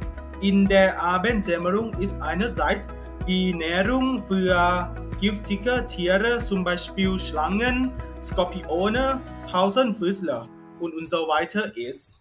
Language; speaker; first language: German; non-native, learner; Thai